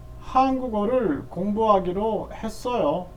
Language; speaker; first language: Korean; non-native, learner; Vietnamese